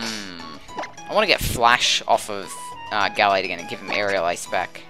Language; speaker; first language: English; native; English